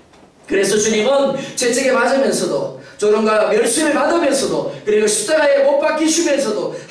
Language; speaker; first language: Korean; native; Korean